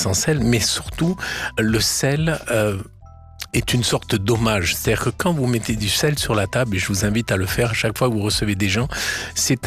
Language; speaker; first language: French; native; French